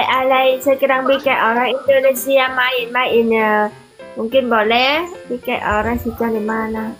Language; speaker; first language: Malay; non-native, learner; Vietnamese